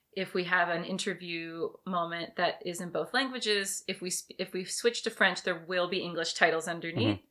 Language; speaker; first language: English; early bilingual, other home language; French